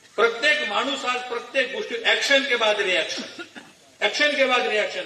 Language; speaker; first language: Hindi; non-native, local second language; Marathi